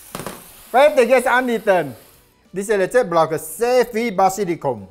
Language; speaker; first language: German; non-native, learner; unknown